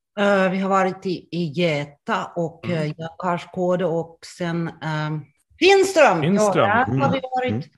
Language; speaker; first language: Swedish; non-native, local second language; Finnish